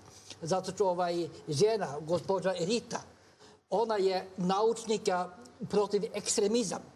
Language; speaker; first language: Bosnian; non-native, fluent; Norwegian